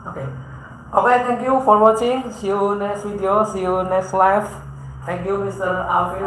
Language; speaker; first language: English; non-native, learner; Indonesian